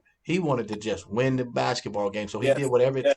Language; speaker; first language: English; native; English